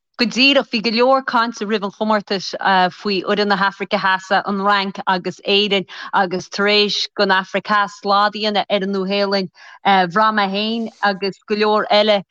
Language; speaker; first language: Irish; native; Irish